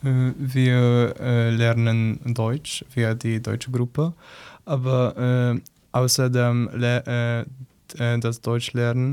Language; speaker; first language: German; non-native, learner; Polish